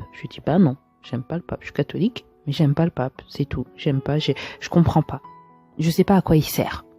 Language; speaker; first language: French; native; French